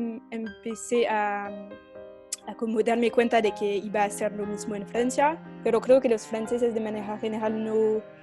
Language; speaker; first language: Spanish; non-native, fluent; French